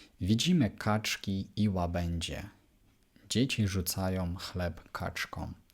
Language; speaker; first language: Polish; non-native, fluent; Ukrainian